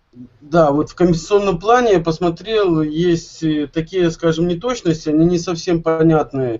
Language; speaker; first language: Russian; native; Russian